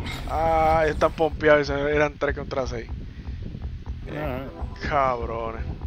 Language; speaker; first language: Spanish; native; Spanish